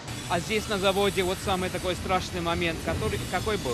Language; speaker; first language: Russian; non-native, fluent; English